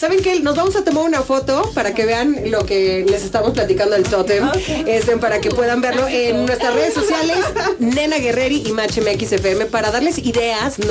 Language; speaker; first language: Spanish; native; Spanish